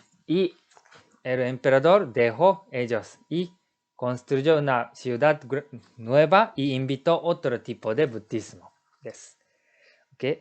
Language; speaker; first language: Spanish; non-native, learner; Japanese